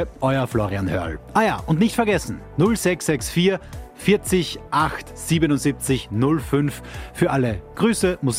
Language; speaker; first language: German; native; German